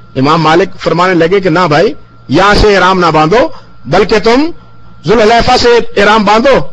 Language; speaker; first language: Urdu; non-native, local second language; Punjabi